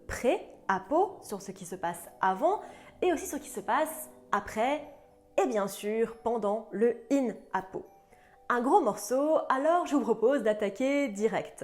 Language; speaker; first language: French; native; French